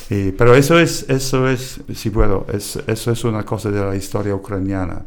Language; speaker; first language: Spanish; non-native, fluent; English